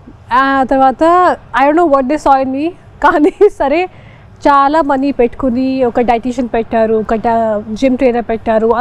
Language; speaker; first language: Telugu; non-native, fluent; Hindi